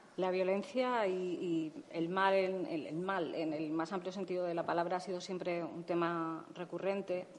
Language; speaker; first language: Spanish; native; Spanish